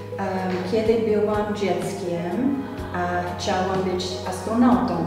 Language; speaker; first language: Polish; non-native, learner; English